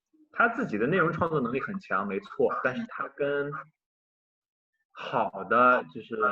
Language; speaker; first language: Chinese; native; Chinese